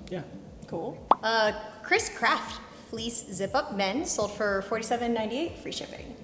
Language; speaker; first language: English; native; English